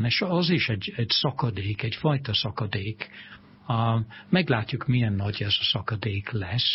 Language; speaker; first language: Hungarian; non-native, fluent; English